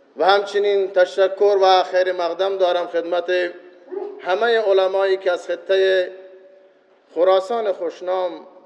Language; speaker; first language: Persian; non-native, local second language; Baluchi